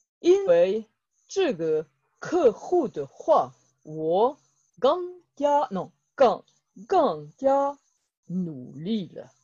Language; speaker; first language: Chinese; non-native, learner; French